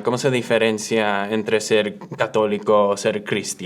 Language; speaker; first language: Spanish; early bilingual, other home language; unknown